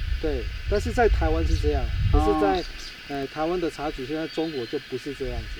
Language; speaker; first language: Chinese; native; Chinese